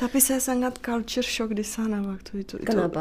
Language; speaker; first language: Indonesian; non-native, fluent; Czech